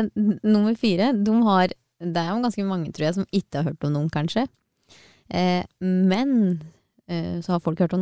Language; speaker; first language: Norwegian; native; Norwegian